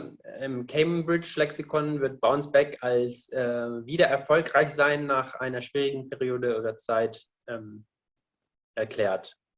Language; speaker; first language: German; non-native, fluent; Indonesian